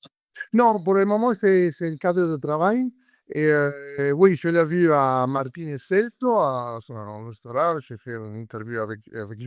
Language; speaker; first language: French; non-native, learner; Spanish